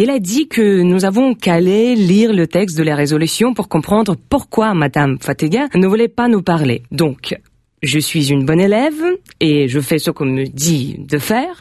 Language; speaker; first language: French; non-native, fluent; Russian